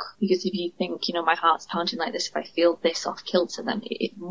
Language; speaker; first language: English; native; English